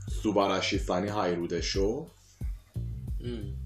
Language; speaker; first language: Japanese; non-native, fluent; Persian